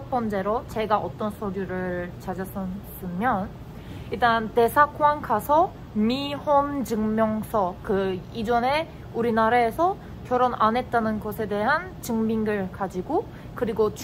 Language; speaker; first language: Korean; non-native, fluent; Turkish